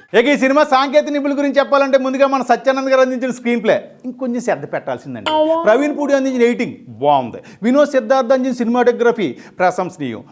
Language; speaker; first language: Telugu; native; Telugu